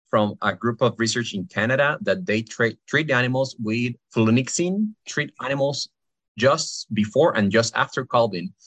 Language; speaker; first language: English; non-native, fluent; Spanish